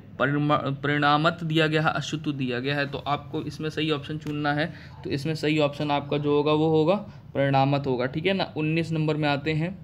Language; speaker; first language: Hindi; native; Hindi